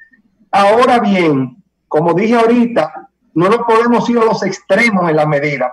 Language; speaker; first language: Spanish; native; Spanish